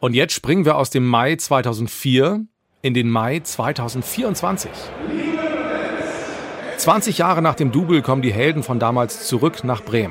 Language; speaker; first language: German; native; German